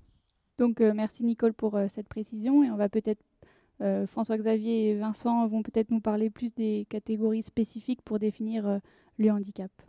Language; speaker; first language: French; native; French